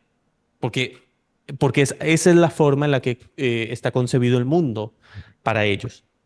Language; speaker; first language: Spanish; native; Spanish